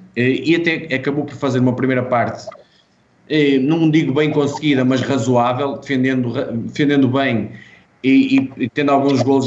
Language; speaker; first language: Portuguese; native; Portuguese